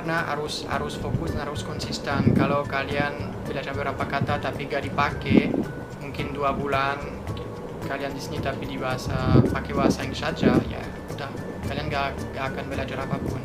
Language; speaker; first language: Indonesian; non-native, fluent; French